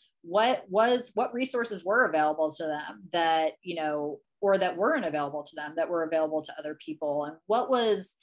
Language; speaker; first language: English; native; English